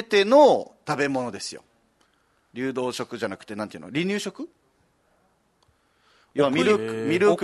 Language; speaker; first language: Japanese; native; Japanese